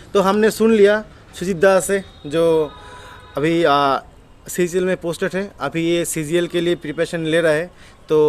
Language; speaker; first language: Hindi; non-native, local second language; Bangla